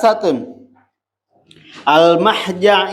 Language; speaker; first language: Arabic; non-native, learner; Indonesian